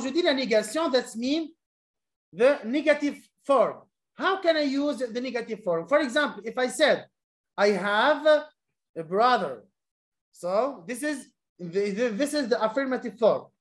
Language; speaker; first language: English; non-native, fluent; Arabic